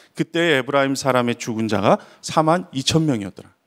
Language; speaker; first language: Korean; native; Korean